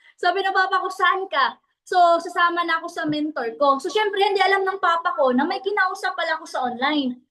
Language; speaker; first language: Filipino; non-native, local second language; Cebuano